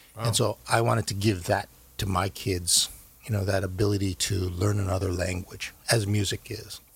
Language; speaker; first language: English; native; English